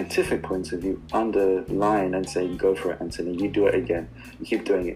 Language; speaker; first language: English; non-native, local second language; Urdu